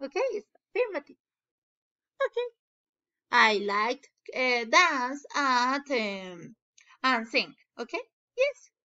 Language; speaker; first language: English; non-native, learner; Spanish